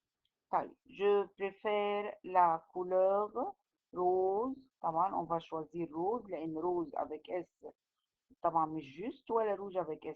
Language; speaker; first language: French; non-native, fluent; Arabic